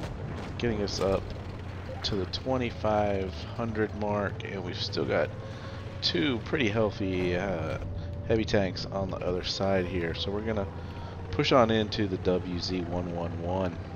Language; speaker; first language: English; native; English